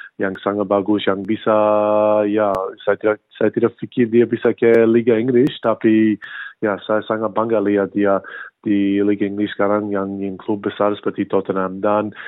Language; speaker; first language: Indonesian; non-native, fluent; English